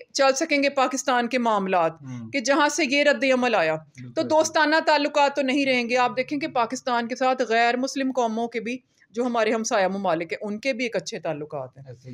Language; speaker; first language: Urdu; native; Urdu